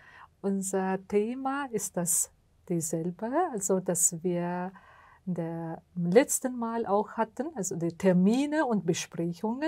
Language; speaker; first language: German; non-native, fluent; Uzbek